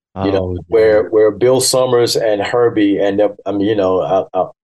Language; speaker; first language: English; early bilingual, other home language; Yoruba